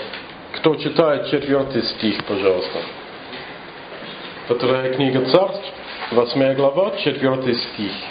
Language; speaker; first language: Russian; non-native, fluent; English